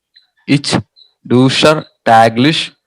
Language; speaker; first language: German; non-native, learner; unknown